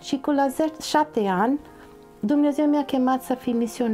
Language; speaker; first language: Romanian; non-native, fluent; English